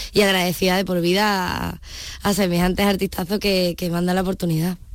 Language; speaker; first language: Spanish; native; Spanish